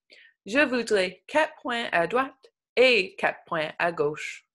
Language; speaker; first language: French; non-native, local second language; English